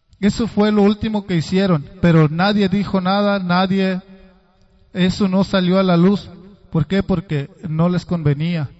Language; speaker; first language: Spanish; non-native, local second language; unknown